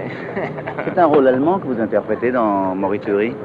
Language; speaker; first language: French; native; French